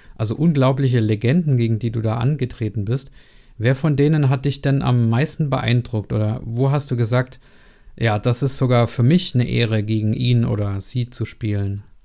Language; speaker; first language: German; native; German